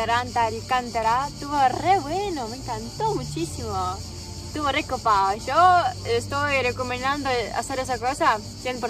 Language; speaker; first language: Spanish; non-native, fluent; Ukrainian